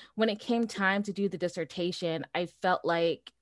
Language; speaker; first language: English; early bilingual, other home language; Portuguese